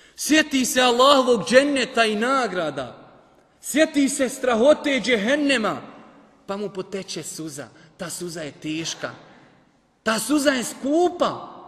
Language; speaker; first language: Bosnian; native; Bosnian